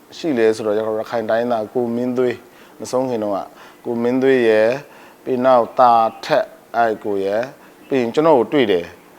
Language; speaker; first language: Burmese; native; Burmese